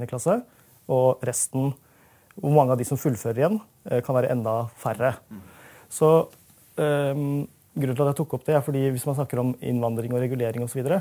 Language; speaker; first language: Norwegian; early bilingual, other home language; Urdu